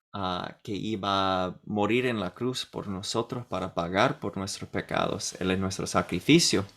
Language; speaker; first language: Spanish; non-native, fluent; English